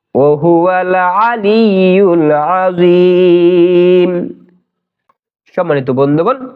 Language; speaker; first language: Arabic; non-native, learner; Bangla